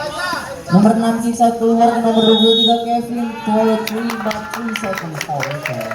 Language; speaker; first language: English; non-native, local second language; Indonesian